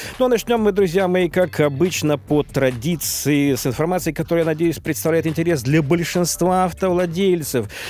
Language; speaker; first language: Russian; native; Russian